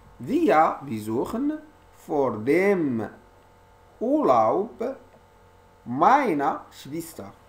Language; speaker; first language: German; non-native, learner; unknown